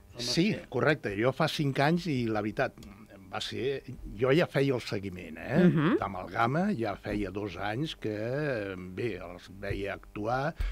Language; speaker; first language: Catalan; non-native, local second language; Spanish